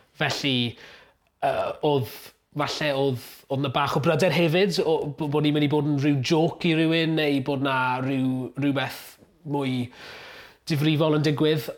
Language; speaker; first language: Welsh; native; Welsh